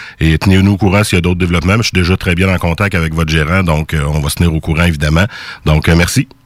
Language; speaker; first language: French; native; French